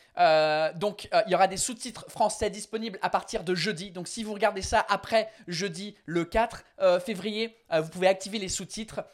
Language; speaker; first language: French; non-native, fluent; English